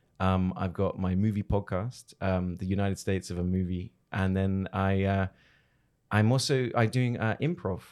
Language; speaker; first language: English; native; English